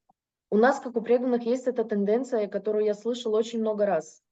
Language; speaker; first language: Russian; native; Russian